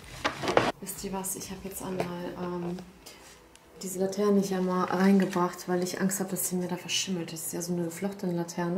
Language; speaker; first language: German; native; German